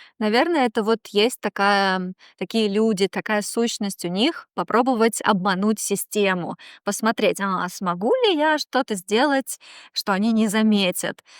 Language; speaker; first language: Russian; native; Russian